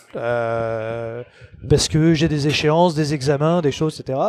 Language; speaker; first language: French; native; French